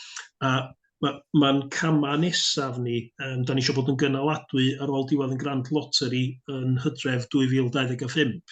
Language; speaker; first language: Welsh; native; Welsh